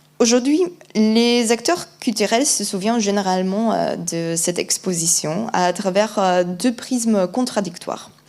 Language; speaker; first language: French; non-native, fluent; Polish